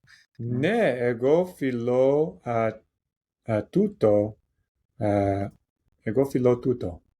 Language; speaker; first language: Greek; non-native, learner; English